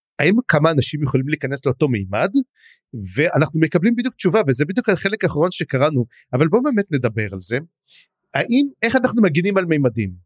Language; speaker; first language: Hebrew; native; Hebrew